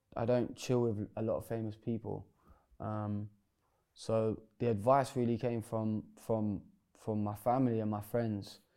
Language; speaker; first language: English; native; English